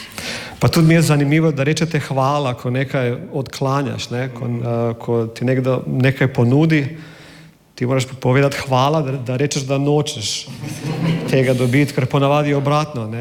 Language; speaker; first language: Slovenian; non-native, fluent; English